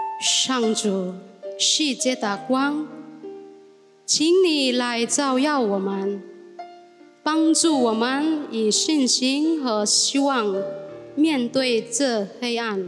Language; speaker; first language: Chinese; native; Chinese